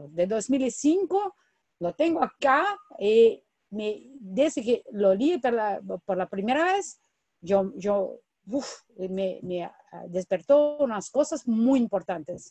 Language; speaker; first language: Spanish; non-native, fluent; Portuguese